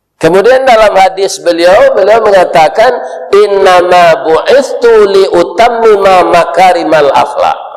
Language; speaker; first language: Malay; non-native, local second language; Minangkabau